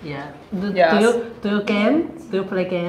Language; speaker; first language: English; non-native, learner; Chinese